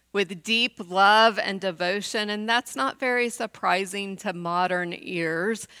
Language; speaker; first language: English; native; English